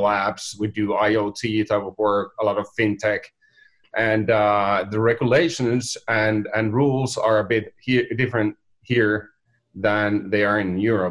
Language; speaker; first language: English; non-native, fluent; Finnish